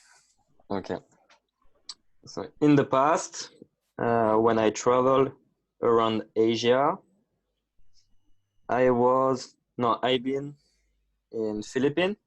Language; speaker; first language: English; non-native, learner; French